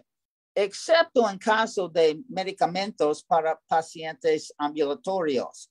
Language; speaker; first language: Spanish; non-native, learner; English